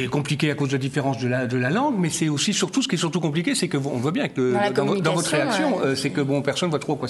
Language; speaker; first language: French; native; French